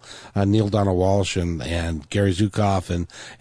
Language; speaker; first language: English; native; English